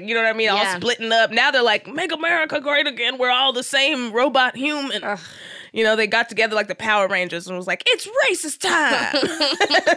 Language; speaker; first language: English; native; English